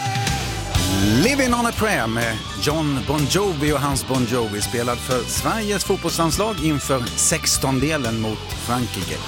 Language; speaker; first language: Swedish; native; Swedish